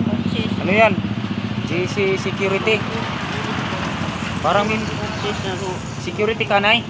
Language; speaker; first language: Filipino; non-native, local second language; Cebuano